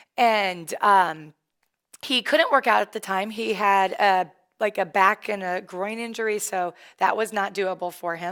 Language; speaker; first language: English; native; English